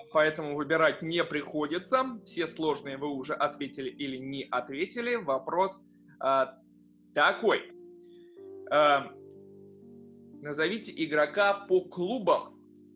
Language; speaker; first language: Russian; native; Russian